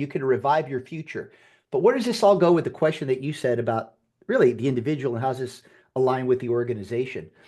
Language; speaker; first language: English; native; English